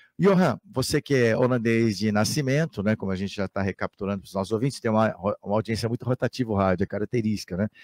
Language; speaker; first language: Portuguese; native; Portuguese